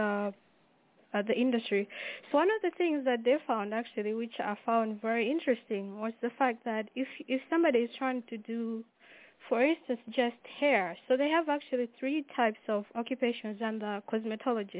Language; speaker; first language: English; non-native, local second language; Nyanja